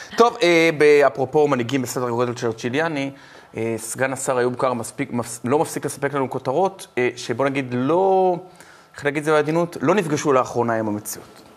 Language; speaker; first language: Hebrew; native; Hebrew